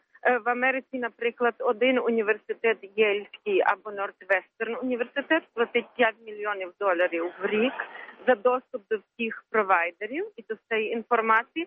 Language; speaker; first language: Ukrainian; early bilingual, heritage; Ukrainian